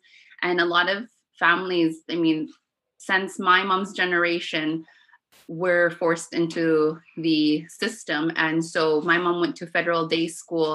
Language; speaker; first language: English; non-native, fluent; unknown